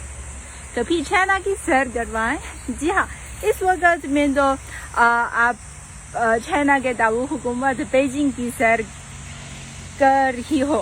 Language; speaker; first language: Urdu; non-native, fluent; Chinese